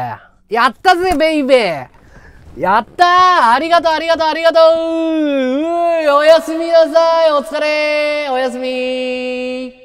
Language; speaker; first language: Japanese; native; Japanese